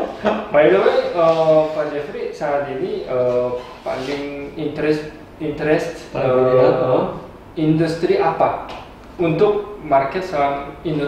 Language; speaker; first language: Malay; non-native, fluent; Korean